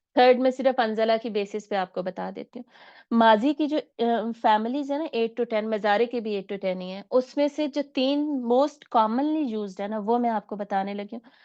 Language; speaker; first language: Urdu; native; Urdu